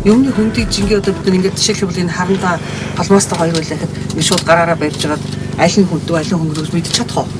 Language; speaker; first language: Mongolian; native; Mongolian